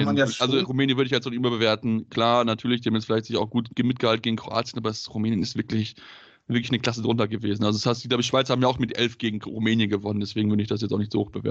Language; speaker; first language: German; native; German